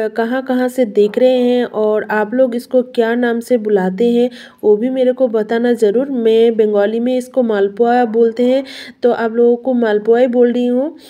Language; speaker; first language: Hindi; non-native, local second language; Bangla